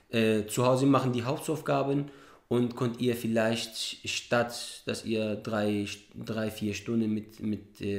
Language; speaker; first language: German; non-native, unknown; Arabic